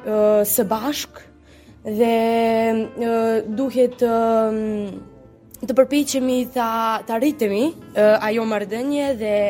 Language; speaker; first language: Albanian; non-native, learner; Serbian